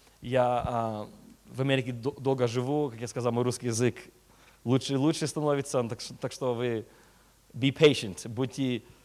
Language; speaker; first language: Russian; early bilingual, heritage; Russian